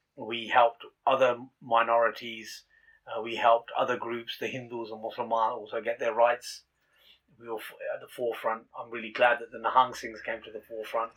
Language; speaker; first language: English; native; English